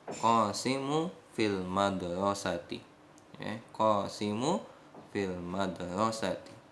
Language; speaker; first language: Arabic; non-native, fluent; Indonesian